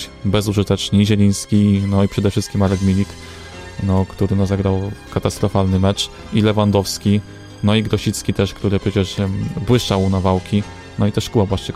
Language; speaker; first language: Polish; native; Polish